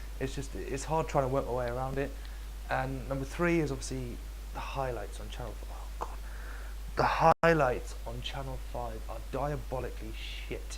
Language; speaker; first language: English; native; English